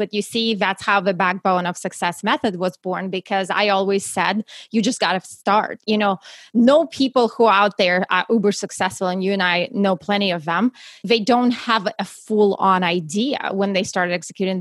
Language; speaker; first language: English; non-native, fluent; Russian